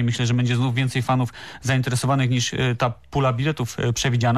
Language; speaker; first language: Polish; native; Polish